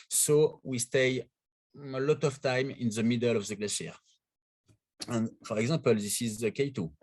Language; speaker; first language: English; non-native, learner; French